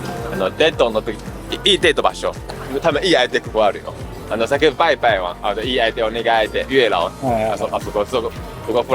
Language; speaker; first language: Japanese; non-native, learner; Chinese